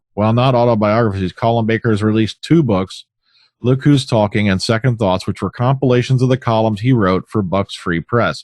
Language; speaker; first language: English; native; English